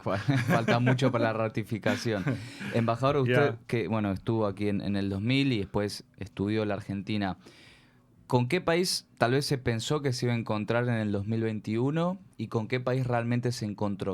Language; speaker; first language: Spanish; native; Spanish